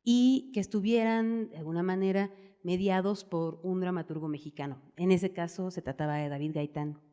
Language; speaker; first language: Spanish; native; Spanish